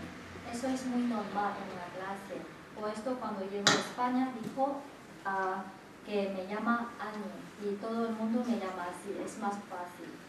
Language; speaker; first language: Spanish; non-native, learner; Chinese